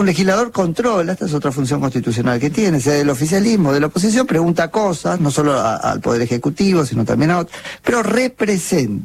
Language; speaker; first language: Spanish; native; Spanish